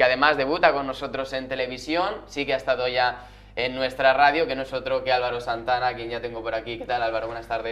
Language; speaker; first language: Spanish; native; Spanish